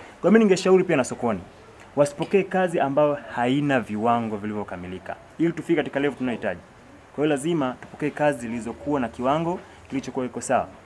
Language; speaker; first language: Swahili; native; Swahili